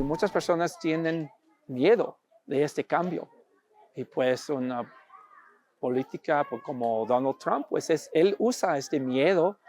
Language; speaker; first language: Spanish; non-native, fluent; English